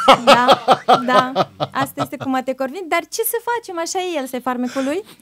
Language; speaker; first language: Romanian; non-native, fluent; Russian